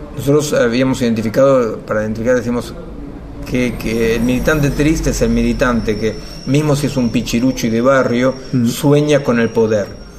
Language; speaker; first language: Spanish; native; Spanish